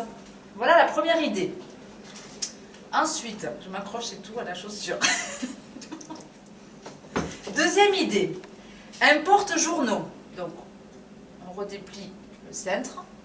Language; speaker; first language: French; native; French